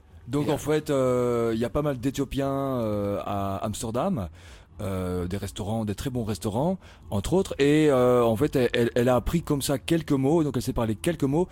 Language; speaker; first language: French; native; French